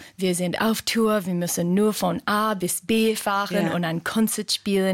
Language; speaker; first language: German; non-native, fluent; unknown